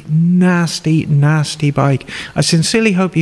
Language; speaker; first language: English; native; English